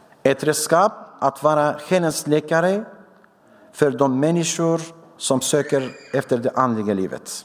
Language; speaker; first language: Swedish; non-native, fluent; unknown